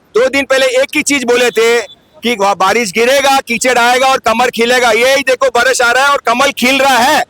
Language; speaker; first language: Hindi; non-native, local second language; Tamil